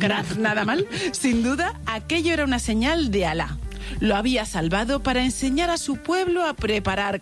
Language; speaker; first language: Spanish; native; Spanish